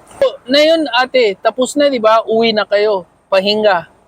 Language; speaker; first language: Filipino; non-native, learner; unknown